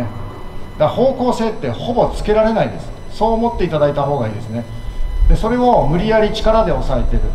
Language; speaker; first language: Japanese; native; Japanese